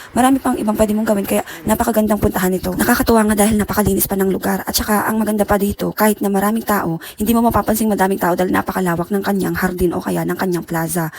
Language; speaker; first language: Filipino; native; Filipino